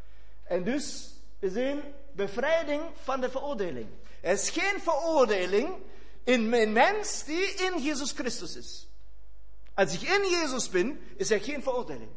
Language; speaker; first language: Dutch; non-native, fluent; German